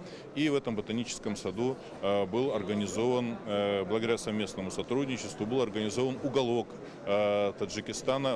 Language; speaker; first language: Russian; native; Russian